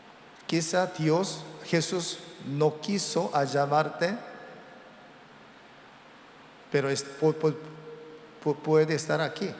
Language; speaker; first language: Spanish; non-native, learner; Korean